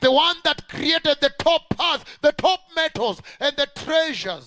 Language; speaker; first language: English; non-native, local second language; Luo (Kenya and Tanzania)